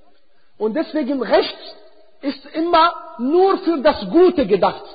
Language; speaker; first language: German; non-native, fluent; Arabic